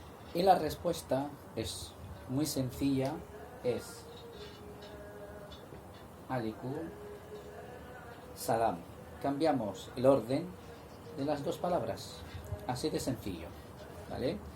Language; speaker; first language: Spanish; non-native, fluent; Arabic